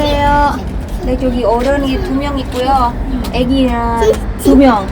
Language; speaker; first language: Korean; non-native, fluent; Indonesian